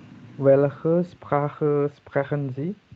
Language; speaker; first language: German; non-native, learner; Indonesian